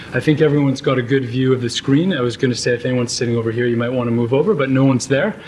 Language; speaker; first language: English; native; English